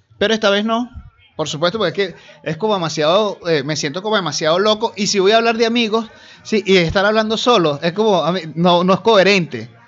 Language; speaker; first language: Spanish; native; Spanish